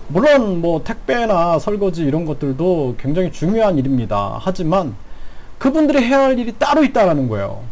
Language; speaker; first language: Korean; native; Korean